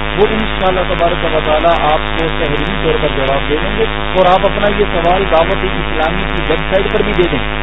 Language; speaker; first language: Urdu; native; Urdu